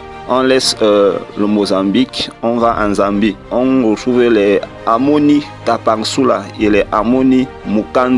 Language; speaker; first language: French; non-native, local second language; Kongo